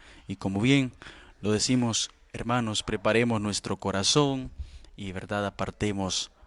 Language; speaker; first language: Spanish; native; Spanish